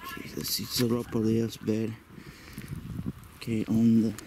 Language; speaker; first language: Spanish; early bilingual, heritage; Spanish